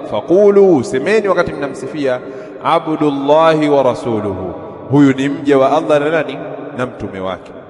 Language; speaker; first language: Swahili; native; Swahili